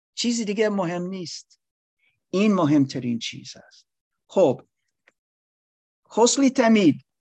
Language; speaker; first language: Persian; non-native, learner; English